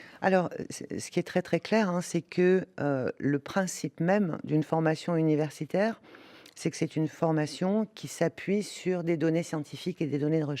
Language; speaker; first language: French; native; French